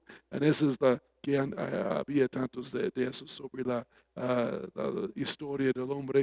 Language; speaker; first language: Spanish; non-native, fluent; English